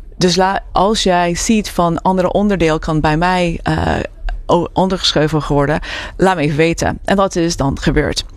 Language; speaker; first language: Dutch; non-native, fluent; English